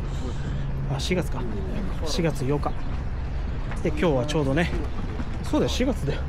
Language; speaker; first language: Japanese; native; Japanese